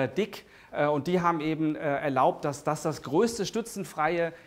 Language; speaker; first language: German; native; German